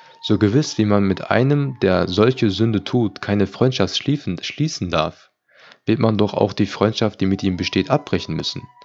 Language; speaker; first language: German; early bilingual, other home language; Turkish